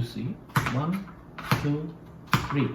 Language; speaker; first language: English; non-native, learner; Russian